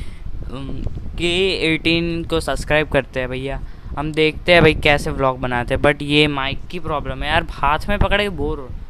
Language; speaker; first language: Hindi; native; Hindi